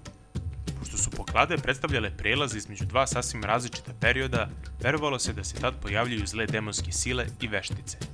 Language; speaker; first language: Serbian; native; Serbian